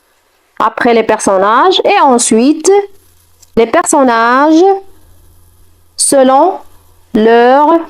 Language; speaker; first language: French; non-native, fluent; Arabic